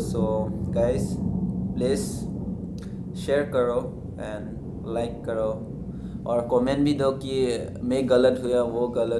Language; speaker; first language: Hindi; non-native, local second language; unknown